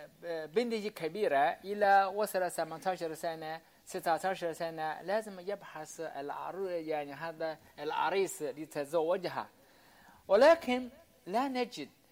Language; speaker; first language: Arabic; non-native, learner; Chinese